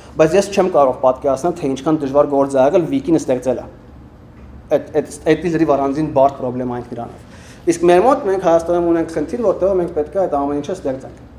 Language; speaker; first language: Armenian; early bilingual, heritage; Armenian